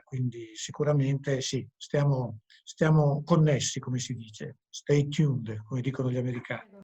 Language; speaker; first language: Italian; native; Italian